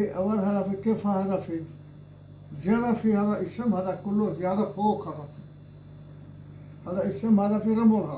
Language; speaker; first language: Arabic; non-native, learner; Urdu